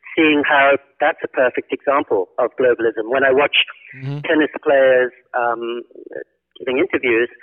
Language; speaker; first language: English; native; English